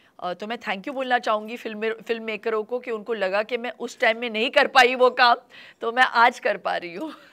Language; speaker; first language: Hindi; non-native, local second language; Tulu